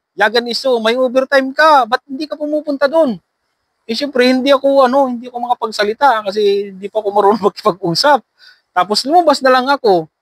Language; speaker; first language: Filipino; native; Filipino